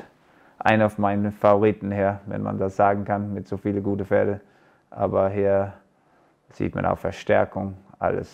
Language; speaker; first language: German; non-native, fluent; Danish